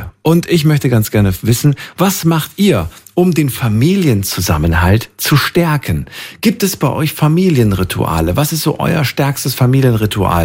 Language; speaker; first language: German; native; German